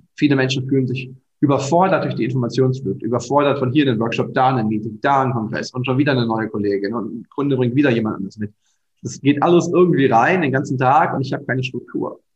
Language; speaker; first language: German; native; German